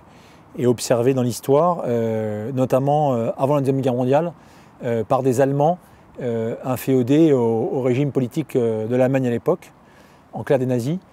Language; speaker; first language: French; native; French